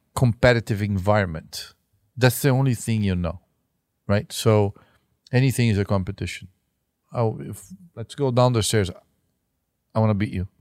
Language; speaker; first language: English; non-native, fluent; Portuguese